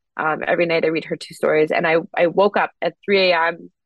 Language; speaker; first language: English; native; English